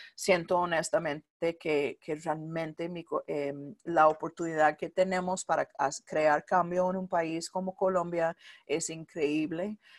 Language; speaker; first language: Spanish; non-native, fluent; English